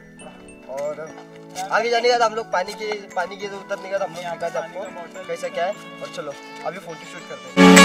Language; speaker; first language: Hindi; non-native, local second language; Marathi